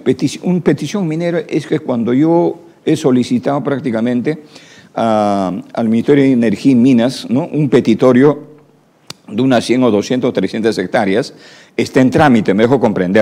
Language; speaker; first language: Spanish; native; Spanish